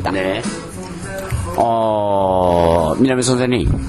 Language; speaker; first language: Korean; non-native, learner; Japanese